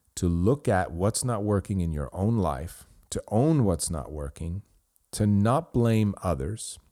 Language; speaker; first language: English; non-native, fluent; Swiss German